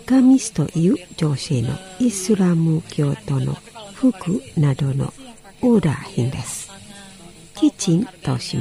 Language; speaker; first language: Japanese; non-native, learner; Indonesian